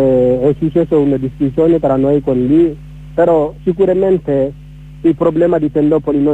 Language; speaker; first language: Italian; non-native, learner; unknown